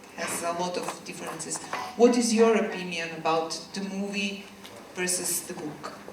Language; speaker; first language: English; non-native, fluent; Macedonian